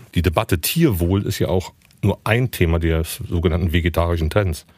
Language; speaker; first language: German; native; German